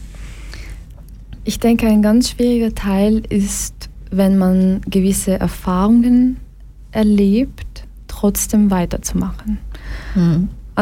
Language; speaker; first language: German; early bilingual, other home language; Portuguese